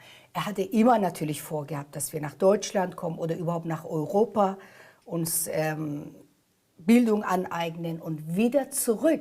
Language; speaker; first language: German; non-native, fluent; Persian